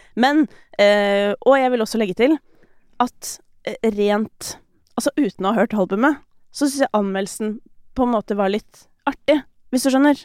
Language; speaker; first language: Norwegian; native; Norwegian